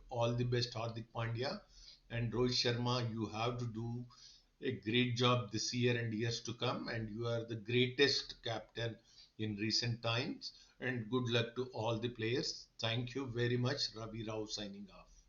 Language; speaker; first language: English; non-native, local second language; Telugu